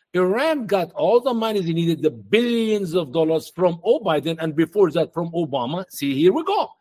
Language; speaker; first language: English; non-native, fluent; Arabic